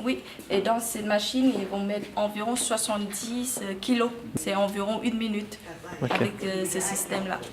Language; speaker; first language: French; non-native, fluent; Vietnamese